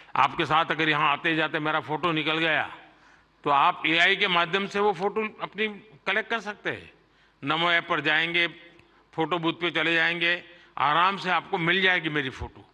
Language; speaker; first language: Hindi; non-native, local second language; Gujarati